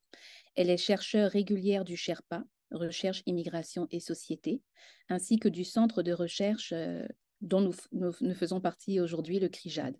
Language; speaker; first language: French; native; French